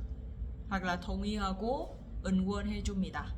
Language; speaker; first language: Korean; non-native, fluent; Vietnamese